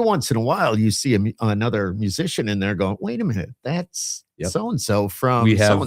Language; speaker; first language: English; native; English